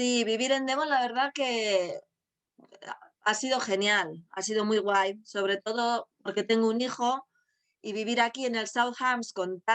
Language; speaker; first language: Spanish; non-native, local second language; Basque